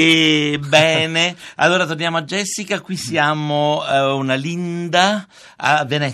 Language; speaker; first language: Italian; native; Italian